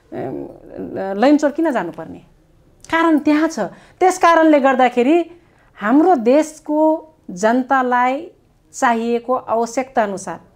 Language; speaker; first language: Nepali; non-native, local second language; Dangaura Tharu